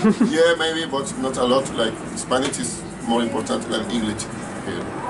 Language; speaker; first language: English; non-native, learner; Spanish